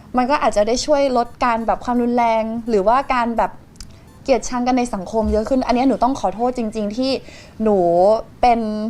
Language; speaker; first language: Thai; native; Thai